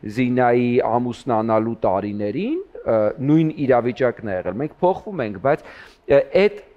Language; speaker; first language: Armenian; native; Armenian